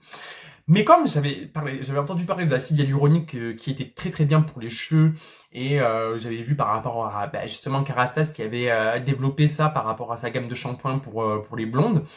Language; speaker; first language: French; native; French